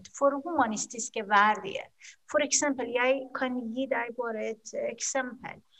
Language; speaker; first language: Norwegian; non-native, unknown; Persian